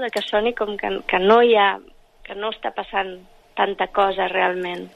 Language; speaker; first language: Catalan; non-native, local second language; English